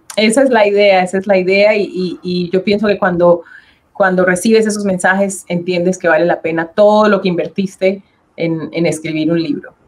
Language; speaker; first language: Spanish; native; Spanish